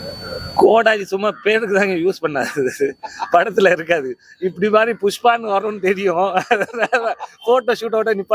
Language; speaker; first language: Tamil; native; Tamil